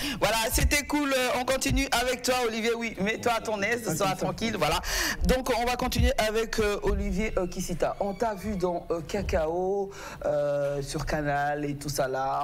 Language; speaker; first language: French; native; French